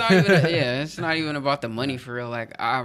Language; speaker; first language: English; native; English